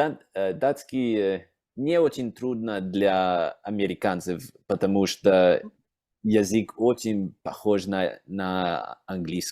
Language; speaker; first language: Russian; non-native, learner; English